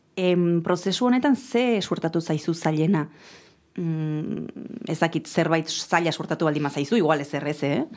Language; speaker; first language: Basque; native; Basque